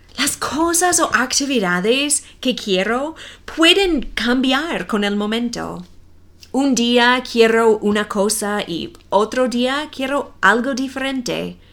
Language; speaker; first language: Spanish; non-native, fluent; English